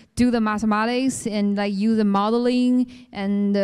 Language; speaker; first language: English; non-native, fluent; Chinese